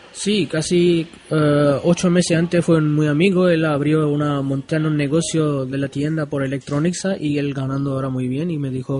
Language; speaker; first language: Spanish; non-native, learner; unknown